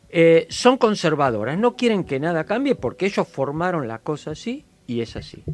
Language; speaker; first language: Spanish; native; Spanish